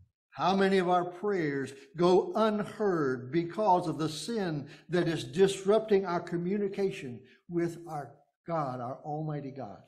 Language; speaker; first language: English; native; English